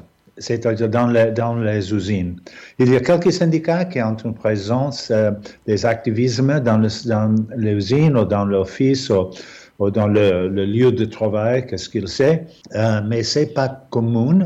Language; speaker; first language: French; non-native, fluent; English